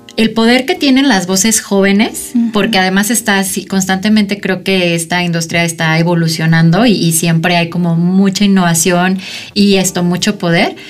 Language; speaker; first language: Spanish; native; Spanish